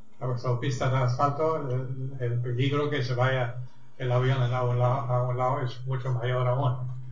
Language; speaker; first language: Spanish; non-native, fluent; German